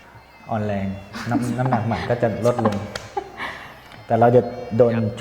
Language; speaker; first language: Thai; native; Thai